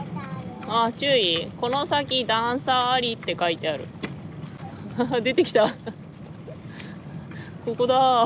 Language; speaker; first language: Japanese; native; Japanese